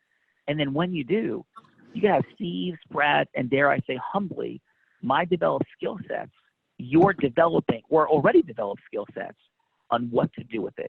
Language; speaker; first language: English; native; English